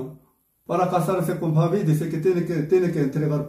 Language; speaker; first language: Spanish; non-native, learner; Korean